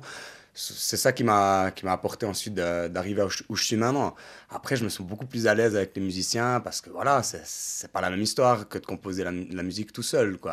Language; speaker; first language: French; native; French